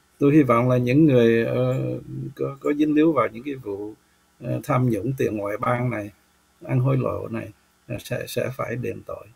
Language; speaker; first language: Vietnamese; native; Vietnamese